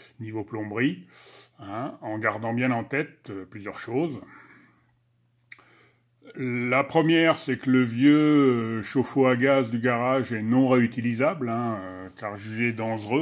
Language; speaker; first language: French; native; French